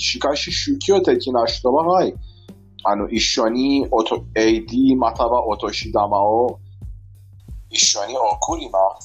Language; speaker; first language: Japanese; non-native, fluent; Persian